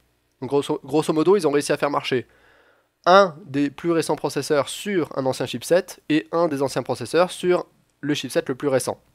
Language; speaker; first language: French; native; French